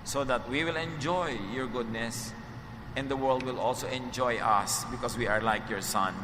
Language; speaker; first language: English; non-native, local second language; Filipino